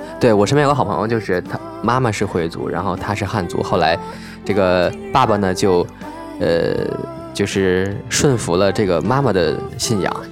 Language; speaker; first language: Chinese; native; Chinese